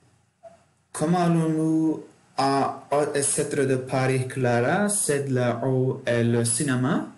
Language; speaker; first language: French; non-native, learner; Turkish